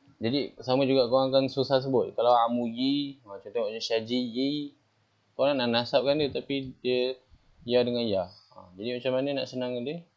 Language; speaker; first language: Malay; native; Malay